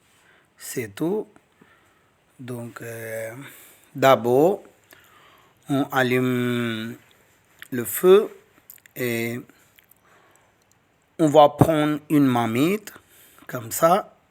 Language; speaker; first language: French; non-native, learner; Tamil